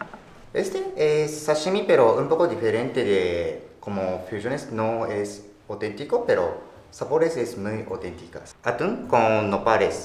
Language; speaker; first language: Spanish; non-native, learner; Japanese